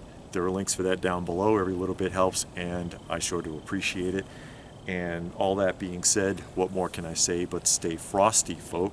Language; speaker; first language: English; native; English